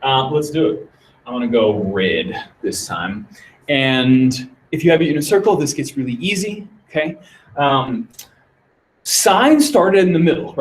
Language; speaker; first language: English; native; English